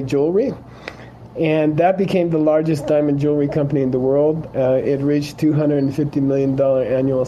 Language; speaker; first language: English; native; English